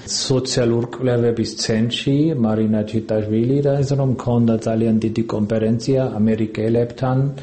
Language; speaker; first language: Georgian; non-native, fluent; German